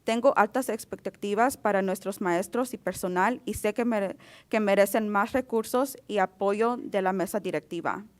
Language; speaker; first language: Spanish; early bilingual, other home language; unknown